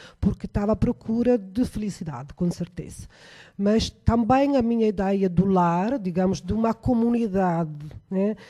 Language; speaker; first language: Portuguese; non-native, fluent; Italian